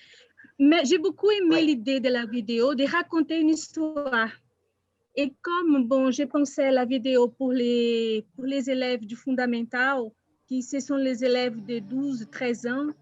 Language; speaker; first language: French; non-native, fluent; Portuguese